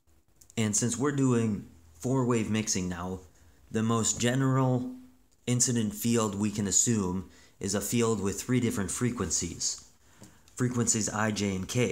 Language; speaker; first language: English; native; English